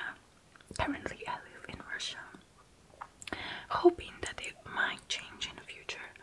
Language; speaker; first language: English; non-native, fluent; Russian